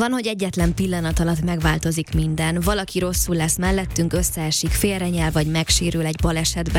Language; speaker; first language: Hungarian; native; Hungarian